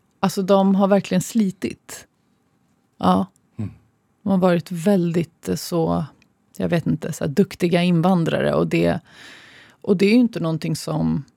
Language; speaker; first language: Swedish; early bilingual, other home language; Arabic